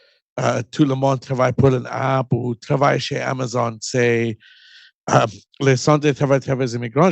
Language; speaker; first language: French; non-native, learner; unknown